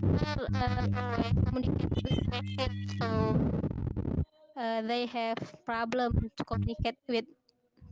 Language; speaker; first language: English; non-native, learner; Indonesian